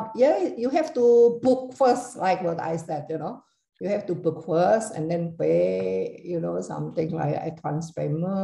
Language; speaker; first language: English; non-native, learner; Indonesian